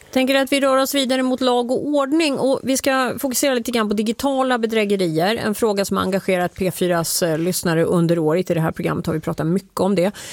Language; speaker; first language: Swedish; native; Swedish